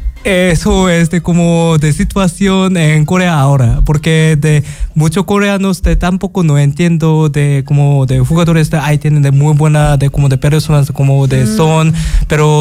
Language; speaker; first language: Spanish; non-native, learner; Korean